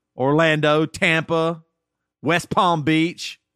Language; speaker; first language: English; native; English